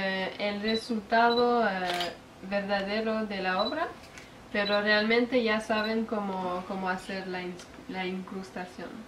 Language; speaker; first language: Spanish; non-native, fluent; French